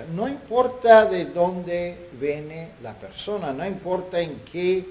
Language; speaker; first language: Spanish; non-native, fluent; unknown